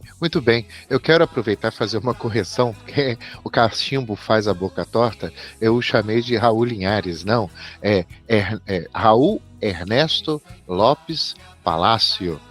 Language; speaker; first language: Portuguese; native; Portuguese